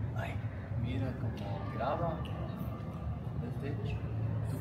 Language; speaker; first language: Spanish; non-native, learner; Swedish